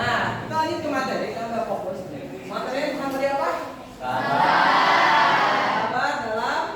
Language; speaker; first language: Malay; native; Malay